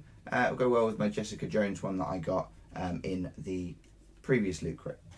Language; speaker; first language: English; native; English